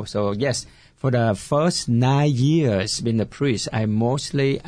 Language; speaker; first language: English; non-native, fluent; Vietnamese